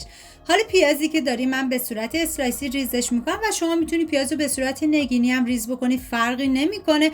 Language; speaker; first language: Persian; native; Persian